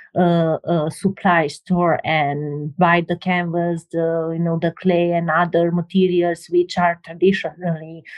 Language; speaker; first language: English; non-native, fluent; Romanian